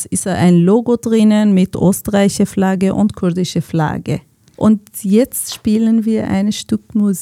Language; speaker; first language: German; non-native, fluent; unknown